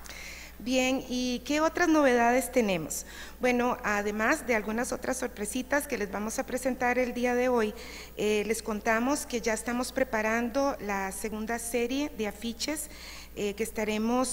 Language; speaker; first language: Spanish; native; Spanish